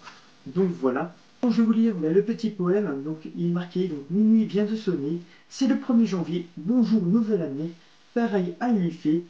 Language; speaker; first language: French; native; French